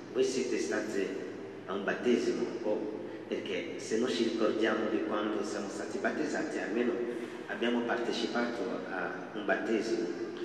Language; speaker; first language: Italian; non-native, fluent; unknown